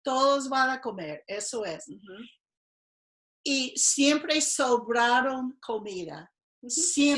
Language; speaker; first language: Spanish; non-native, fluent; English